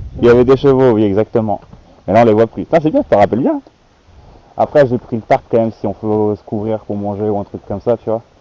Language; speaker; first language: French; native; French